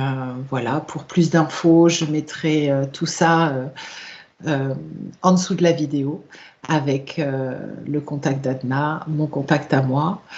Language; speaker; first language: French; native; French